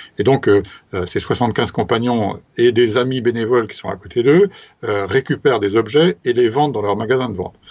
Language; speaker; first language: French; native; French